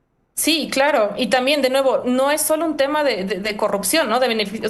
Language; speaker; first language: Spanish; native; Spanish